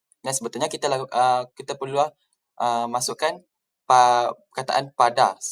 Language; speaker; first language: Malay; native; Malay